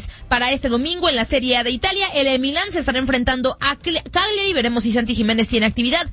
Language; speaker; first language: Spanish; native; Spanish